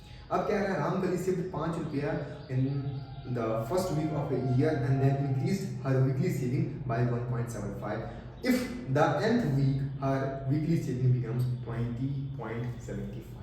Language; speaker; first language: Hindi; native; Hindi